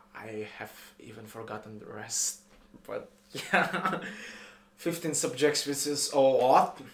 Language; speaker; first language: English; non-native, fluent; Indonesian